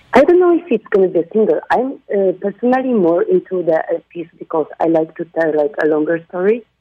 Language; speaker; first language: English; non-native, fluent; Polish